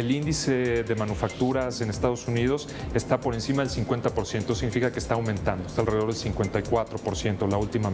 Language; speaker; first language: Spanish; native; Spanish